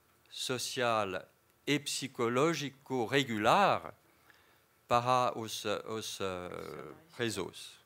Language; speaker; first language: Portuguese; non-native, fluent; French